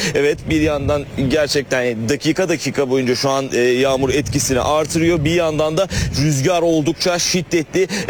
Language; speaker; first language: Turkish; native; Turkish